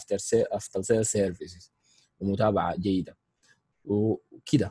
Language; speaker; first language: Arabic; native; Arabic